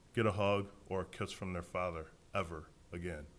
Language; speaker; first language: English; native; English